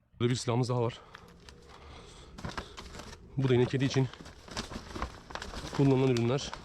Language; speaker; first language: Turkish; native; Turkish